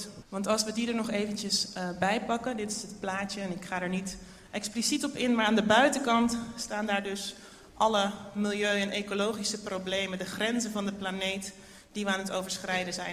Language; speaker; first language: Dutch; native; Dutch